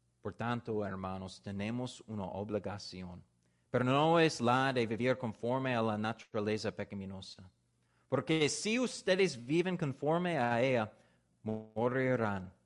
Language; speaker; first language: Spanish; non-native, fluent; English